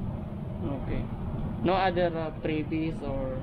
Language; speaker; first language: English; non-native, local second language; Filipino